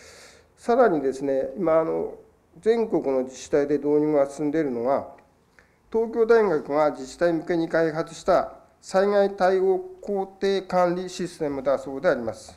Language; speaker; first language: Japanese; native; Japanese